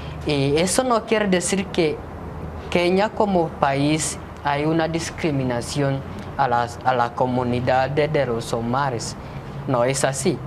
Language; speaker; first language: Spanish; non-native, fluent; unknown